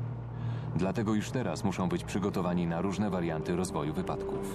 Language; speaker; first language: Polish; native; Polish